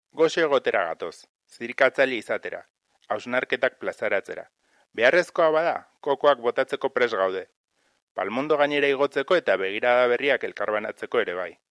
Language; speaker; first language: Basque; native; Basque